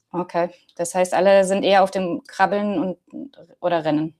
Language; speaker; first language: German; native; German